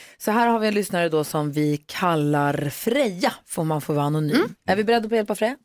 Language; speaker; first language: Swedish; native; Swedish